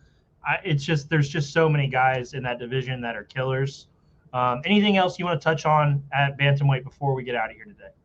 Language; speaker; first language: English; native; English